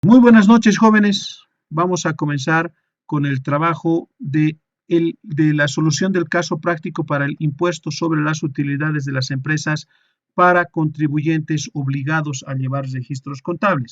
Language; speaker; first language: Spanish; native; Spanish